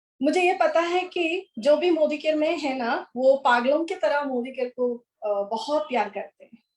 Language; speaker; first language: Hindi; non-native, local second language; Kannada